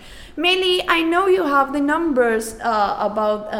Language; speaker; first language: English; non-native, fluent; Spanish